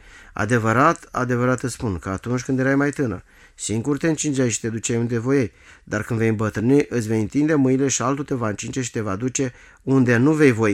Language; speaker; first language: Romanian; native; Romanian